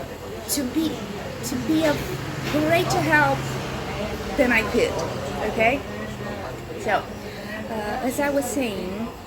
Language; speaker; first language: English; non-native, fluent; Italian